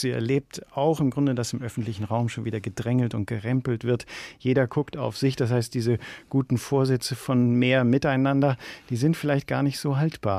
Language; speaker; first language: German; native; German